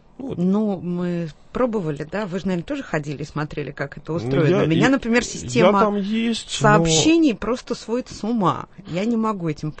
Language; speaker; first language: Russian; native; Russian